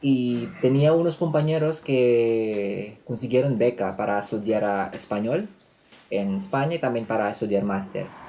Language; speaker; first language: Spanish; non-native, fluent; Filipino